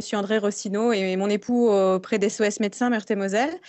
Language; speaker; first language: French; native; French